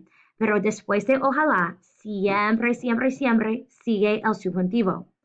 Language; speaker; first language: Spanish; non-native, fluent; English